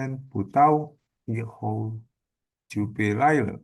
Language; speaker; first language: Chinese; non-native, learner; Indonesian